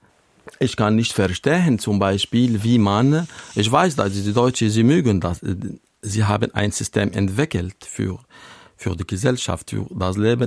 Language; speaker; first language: German; non-native, learner; Arabic